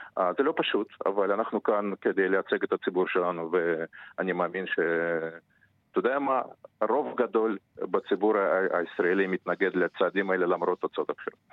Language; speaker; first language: Hebrew; early bilingual, other home language; Russian